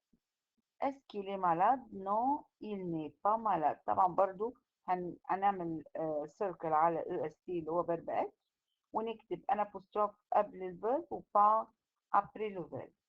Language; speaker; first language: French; non-native, fluent; Arabic